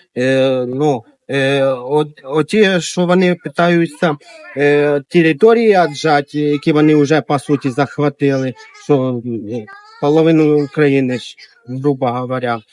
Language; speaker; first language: Ukrainian; native; Ukrainian